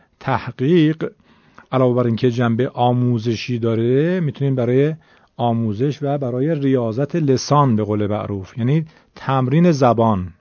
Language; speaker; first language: Persian; native; Persian